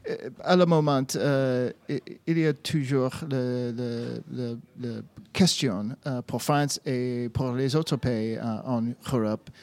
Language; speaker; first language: French; non-native, learner; English